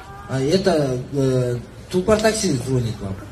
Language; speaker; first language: Russian; non-native, local second language; Kyrgyz